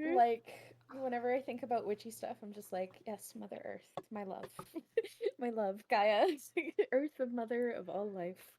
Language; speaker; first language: English; native; English